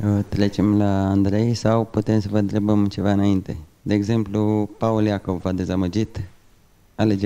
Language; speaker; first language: Romanian; native; Romanian